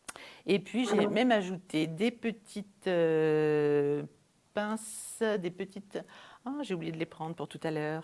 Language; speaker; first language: French; native; French